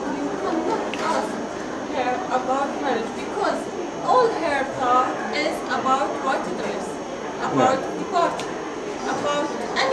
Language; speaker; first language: English; non-native, learner; Arabic